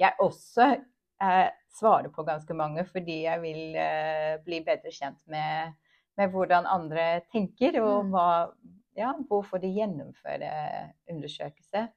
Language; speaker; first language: Norwegian; non-native, fluent; English